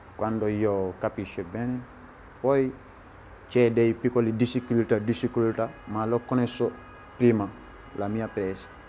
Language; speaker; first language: Italian; non-native, learner; Wolof